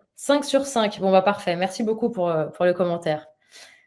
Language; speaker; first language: French; native; French